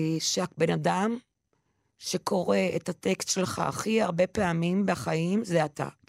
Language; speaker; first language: Hebrew; non-native, local second language; French